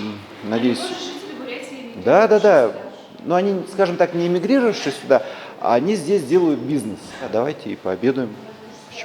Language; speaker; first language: Russian; native; Russian